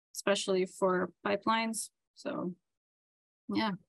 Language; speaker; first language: English; non-native, fluent; Ukrainian